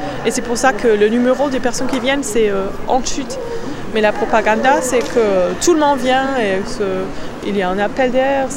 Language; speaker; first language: French; non-native, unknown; German